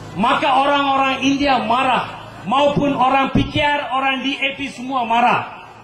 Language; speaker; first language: Malay; non-native, local second language; Tamil